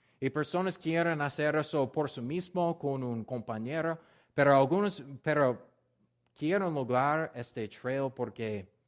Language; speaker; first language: Spanish; non-native, learner; English